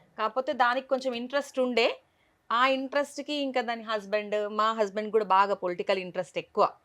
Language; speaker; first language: Telugu; native; Telugu